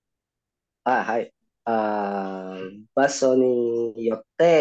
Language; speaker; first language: Japanese; non-native, learner; Indonesian